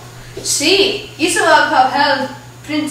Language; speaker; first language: Spanish; non-native, learner; English